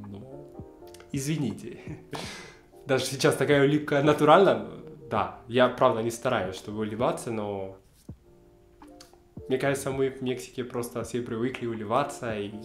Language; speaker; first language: Russian; non-native, fluent; Spanish